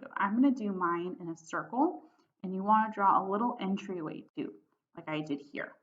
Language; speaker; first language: English; native; English